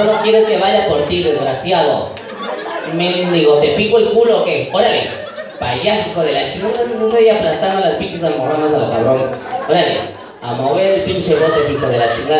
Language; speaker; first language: Spanish; native; Spanish